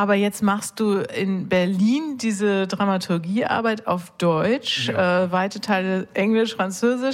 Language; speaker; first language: German; native; German